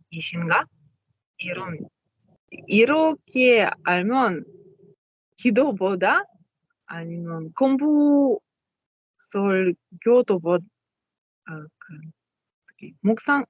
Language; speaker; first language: Korean; non-native, learner; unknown